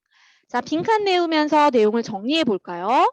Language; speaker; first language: Korean; native; Korean